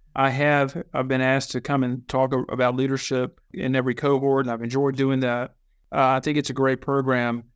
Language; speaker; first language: English; native; English